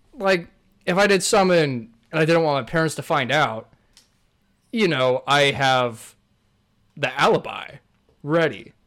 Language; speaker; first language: English; native; English